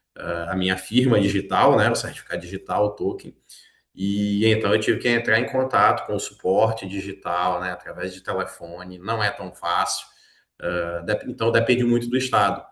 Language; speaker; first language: Portuguese; native; Portuguese